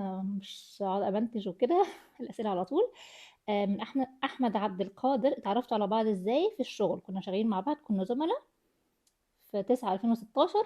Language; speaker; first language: Egyptian Arabic; early bilingual, heritage; German